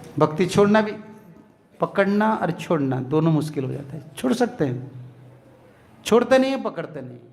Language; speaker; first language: Hindi; non-native, local second language; Bangla